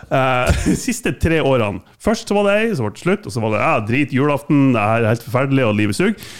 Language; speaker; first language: Norwegian; non-native, fluent; German